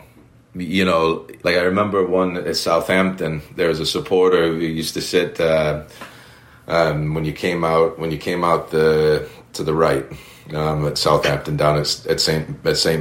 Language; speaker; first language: English; native; English